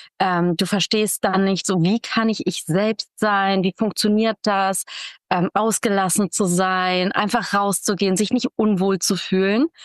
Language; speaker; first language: German; early bilingual, other home language; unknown